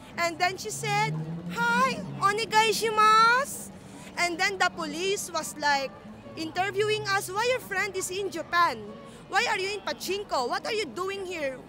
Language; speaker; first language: English; non-native, local second language; Filipino